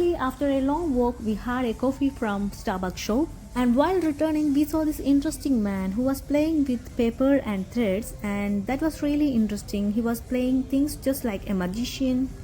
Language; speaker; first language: English; non-native, local second language; Malayalam